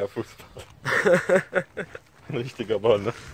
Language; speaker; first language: German; non-native, learner; Arabic